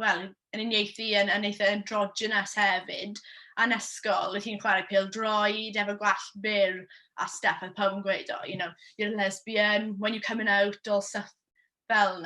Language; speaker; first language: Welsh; non-native, local second language; English